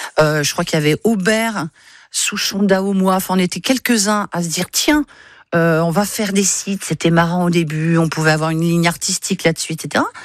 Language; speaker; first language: French; native; French